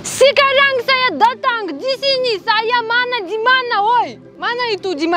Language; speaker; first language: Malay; non-native, learner; Russian